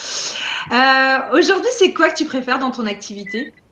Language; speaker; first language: French; native; French